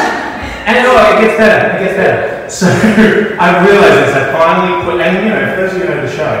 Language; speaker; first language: English; native; English